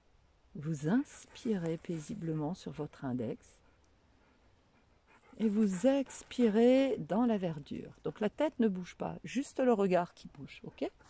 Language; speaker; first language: French; native; French